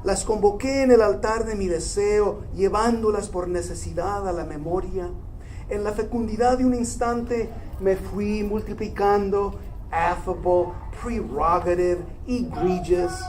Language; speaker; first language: Spanish; early bilingual, heritage; Spanish